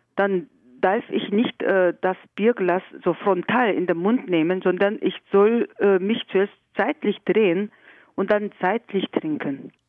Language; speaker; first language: German; non-native, fluent; Korean